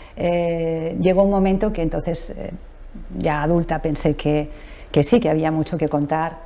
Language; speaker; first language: Spanish; native; Spanish